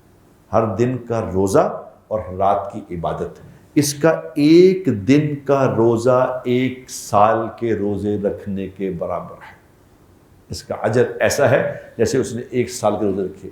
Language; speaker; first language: Urdu; native; Urdu